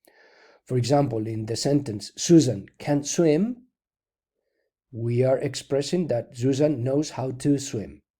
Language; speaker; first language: English; non-native, fluent; Spanish